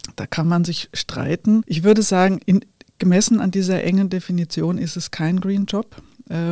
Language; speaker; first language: German; native; German